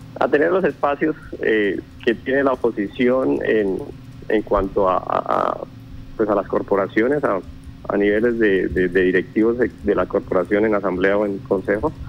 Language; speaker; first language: Spanish; native; Spanish